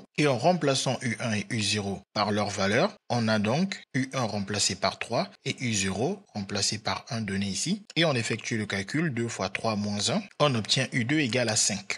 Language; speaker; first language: French; native; French